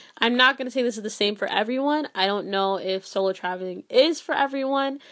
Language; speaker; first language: English; early bilingual, other home language; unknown